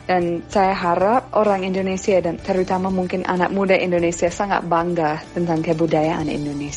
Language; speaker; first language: Indonesian; non-native, fluent; English